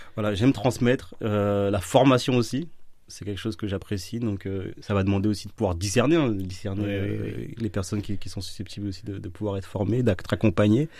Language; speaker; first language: French; native; French